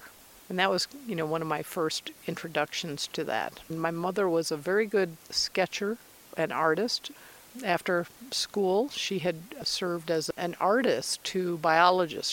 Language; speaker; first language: English; native; English